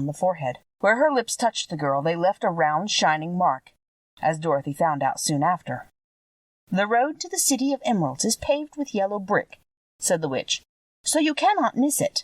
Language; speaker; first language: English; native; English